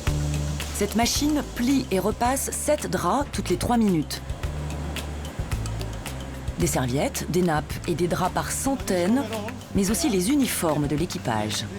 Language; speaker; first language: French; native; French